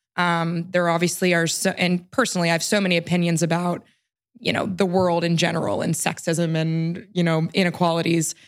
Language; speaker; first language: English; native; English